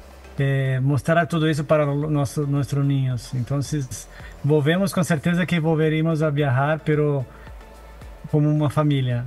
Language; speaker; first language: Spanish; non-native, learner; Portuguese